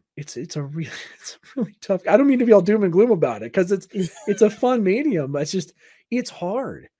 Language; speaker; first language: English; native; English